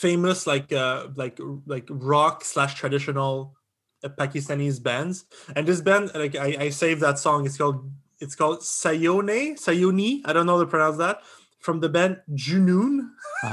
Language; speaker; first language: English; non-native, fluent; French